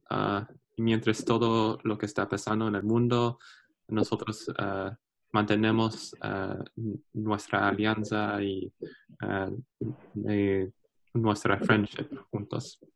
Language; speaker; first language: Spanish; non-native, learner; English